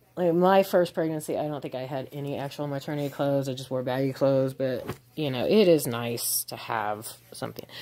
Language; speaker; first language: English; native; English